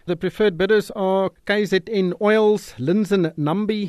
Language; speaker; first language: English; non-native, local second language; Afrikaans